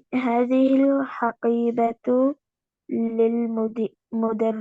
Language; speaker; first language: Arabic; non-native, learner; Urdu